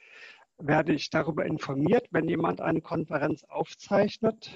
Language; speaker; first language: German; native; German